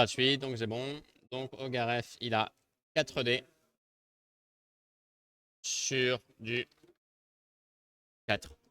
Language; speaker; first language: French; native; French